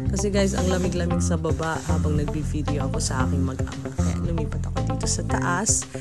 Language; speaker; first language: Filipino; native; Filipino